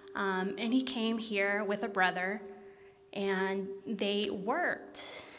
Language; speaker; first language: English; native; English